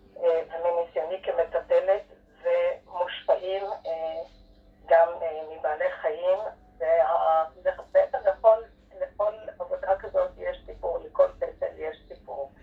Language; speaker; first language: Hebrew; early bilingual, other home language; Arabic